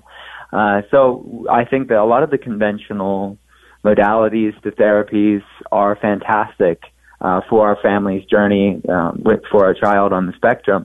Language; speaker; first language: English; native; English